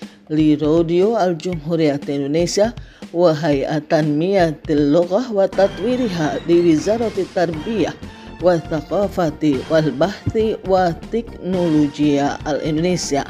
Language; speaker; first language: Arabic; non-native, fluent; Indonesian